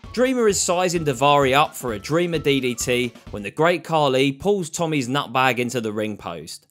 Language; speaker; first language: English; native; English